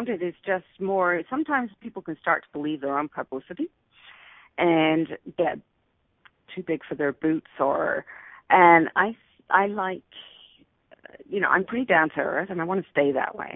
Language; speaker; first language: English; native; English